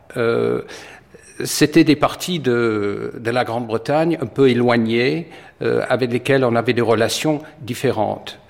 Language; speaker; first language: French; non-native, fluent; English